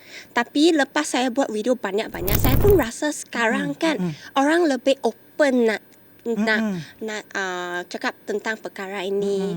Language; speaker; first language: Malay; non-native, local second language; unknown